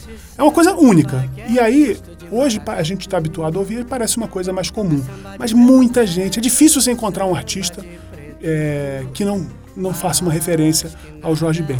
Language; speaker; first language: Portuguese; native; Portuguese